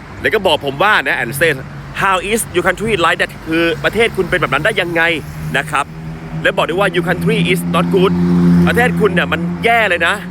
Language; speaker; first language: Thai; native; Thai